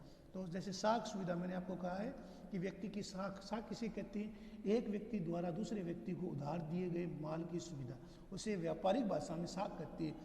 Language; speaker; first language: Hindi; native; Hindi